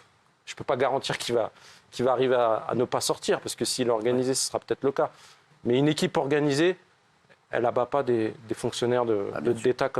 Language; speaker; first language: French; native; French